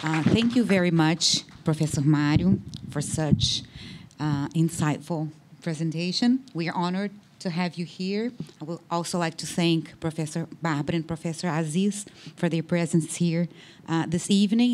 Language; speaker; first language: English; non-native, fluent; Portuguese